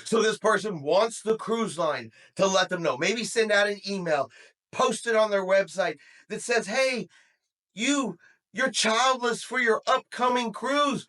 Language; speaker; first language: English; native; English